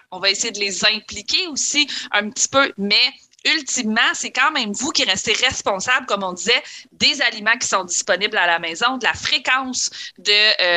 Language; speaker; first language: French; native; French